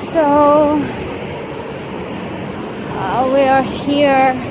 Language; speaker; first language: English; non-native, local second language; Filipino